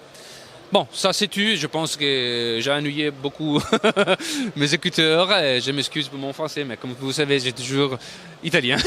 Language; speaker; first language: French; non-native, learner; Italian